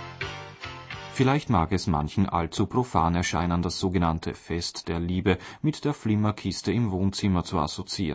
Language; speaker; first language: German; native; German